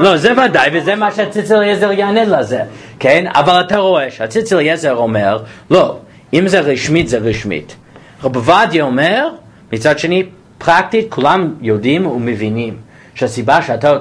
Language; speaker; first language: Hebrew; non-native, fluent; English